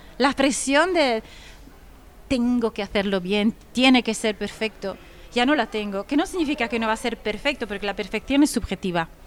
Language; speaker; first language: Spanish; non-native, fluent; Italian